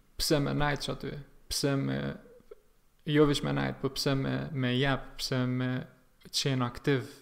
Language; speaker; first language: Albanian; native; Albanian